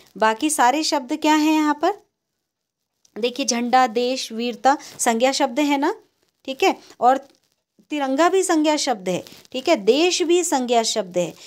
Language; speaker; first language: Hindi; native; Hindi